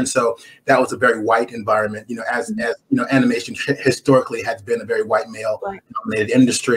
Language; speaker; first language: English; native; English